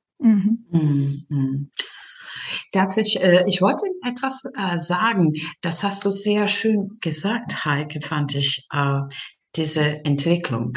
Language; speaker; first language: German; non-native, fluent; Serbian